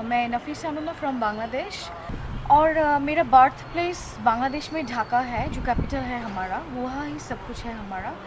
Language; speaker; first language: Hindi; non-native, learner; Bangla